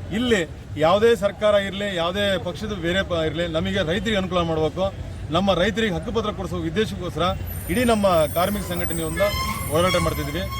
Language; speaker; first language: Kannada; native; Kannada